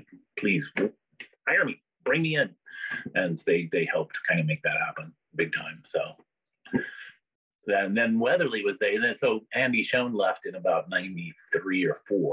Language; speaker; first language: English; native; English